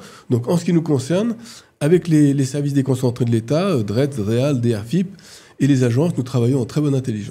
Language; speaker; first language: French; native; French